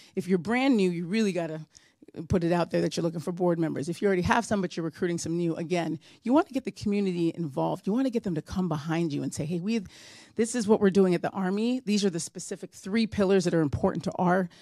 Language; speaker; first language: English; native; English